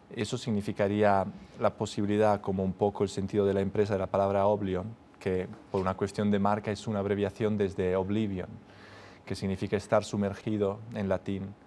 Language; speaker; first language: Spanish; non-native, fluent; Italian